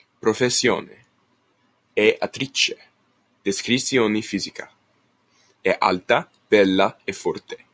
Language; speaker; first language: Italian; non-native, learner; English